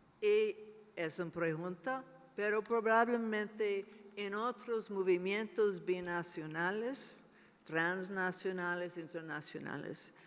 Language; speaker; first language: Spanish; non-native, learner; English